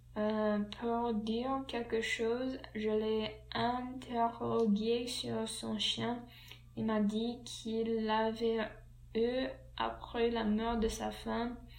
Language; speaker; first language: French; non-native, learner; English